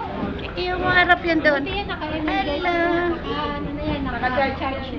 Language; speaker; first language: Filipino; native; Filipino